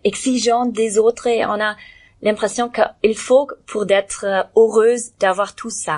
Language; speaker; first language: French; non-native, learner; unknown